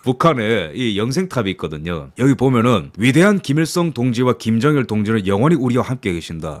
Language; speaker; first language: Korean; native; Korean